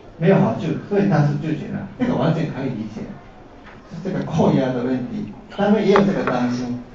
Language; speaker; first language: Chinese; non-native, fluent; Japanese